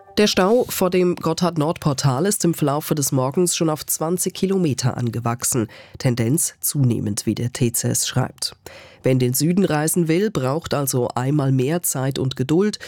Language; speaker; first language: German; native; German